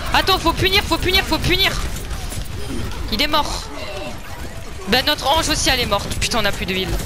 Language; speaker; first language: French; native; French